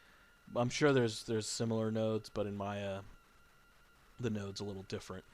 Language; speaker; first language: English; native; English